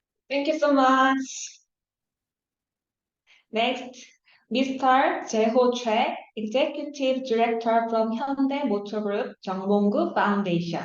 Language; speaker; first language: English; non-native, learner; Korean